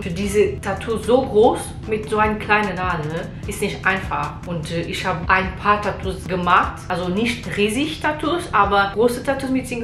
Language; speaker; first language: German; non-native, learner; Portuguese